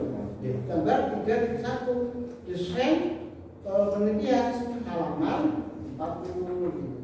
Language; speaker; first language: Indonesian; native; Indonesian